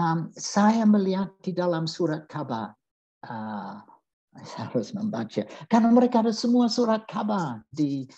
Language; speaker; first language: Indonesian; non-native, fluent; English